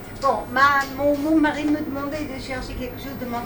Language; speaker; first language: French; non-native, fluent; English